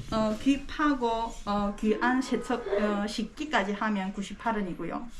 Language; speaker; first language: Korean; early bilingual, heritage; Korean